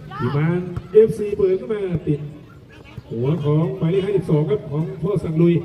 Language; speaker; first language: Thai; native; Thai